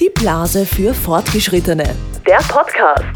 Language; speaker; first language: German; native; German